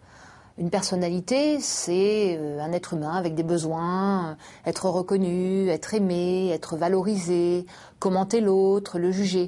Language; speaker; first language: French; native; French